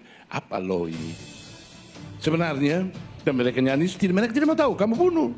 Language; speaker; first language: Indonesian; non-native, fluent; Tetum